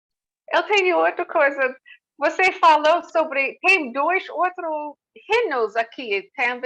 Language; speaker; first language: Portuguese; non-native, learner; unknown